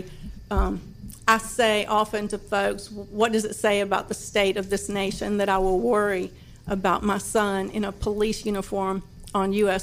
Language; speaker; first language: English; native; English